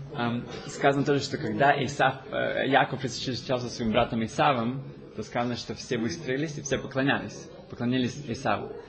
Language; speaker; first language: Russian; early bilingual, heritage; Russian